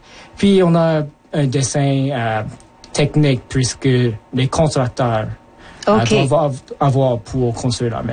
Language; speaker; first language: French; early bilingual, other home language; Japanese